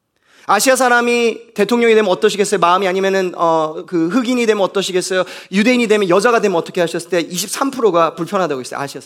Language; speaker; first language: Korean; native; Korean